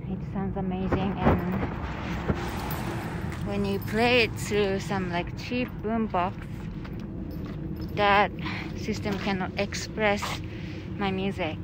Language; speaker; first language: English; non-native, fluent; Japanese